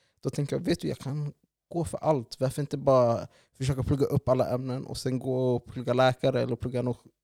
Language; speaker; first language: Swedish; early bilingual, other home language; Arabic